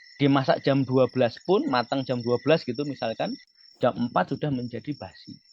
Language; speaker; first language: Indonesian; native; Indonesian